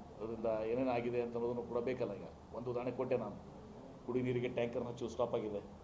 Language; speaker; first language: Kannada; native; Kannada